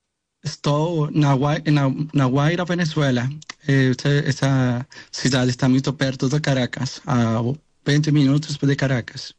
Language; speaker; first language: Portuguese; non-native, learner; Spanish